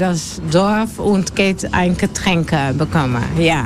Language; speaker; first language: German; non-native, learner; Dutch